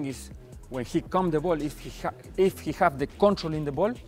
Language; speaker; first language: English; non-native, learner; Spanish